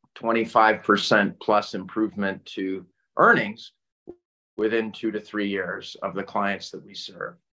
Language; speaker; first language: English; native; English